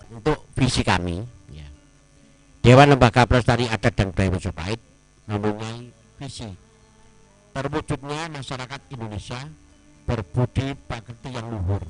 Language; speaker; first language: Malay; non-native, local second language; Javanese